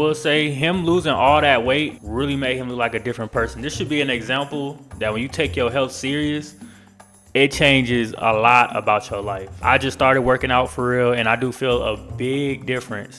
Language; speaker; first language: English; native; English